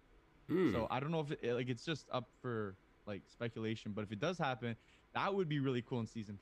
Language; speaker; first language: English; native; English